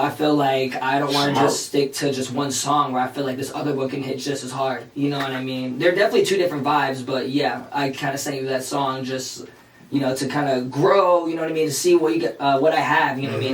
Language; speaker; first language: English; early bilingual, other home language; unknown